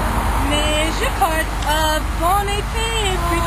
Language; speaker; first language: French; non-native, learner; English